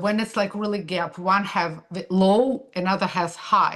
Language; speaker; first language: English; non-native, fluent; Russian